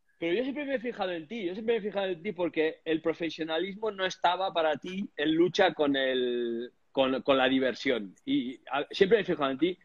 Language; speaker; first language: Spanish; native; Spanish